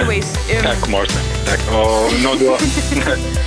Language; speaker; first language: Danish; non-native, learner; Arabic